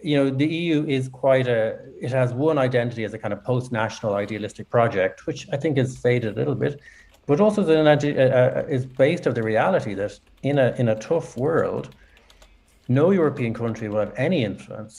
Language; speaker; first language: English; native; English